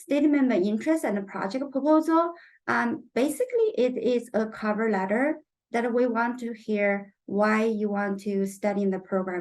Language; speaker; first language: English; non-native, fluent; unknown